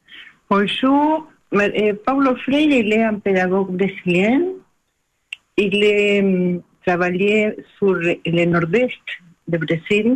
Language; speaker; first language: French; non-native, learner; Spanish